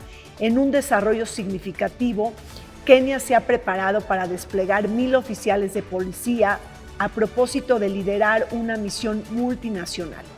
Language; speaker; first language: Spanish; native; Spanish